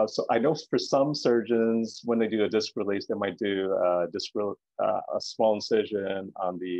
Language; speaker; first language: English; native; English